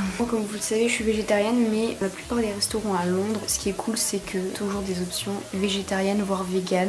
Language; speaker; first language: French; native; French